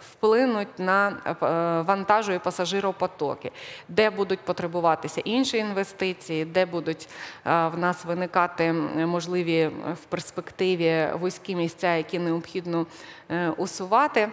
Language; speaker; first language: Ukrainian; native; Ukrainian